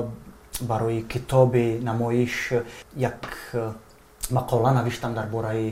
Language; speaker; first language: Persian; non-native, fluent; Czech